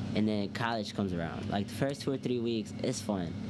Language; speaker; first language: English; native; English